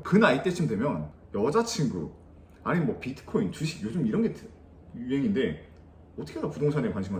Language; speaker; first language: Korean; native; Korean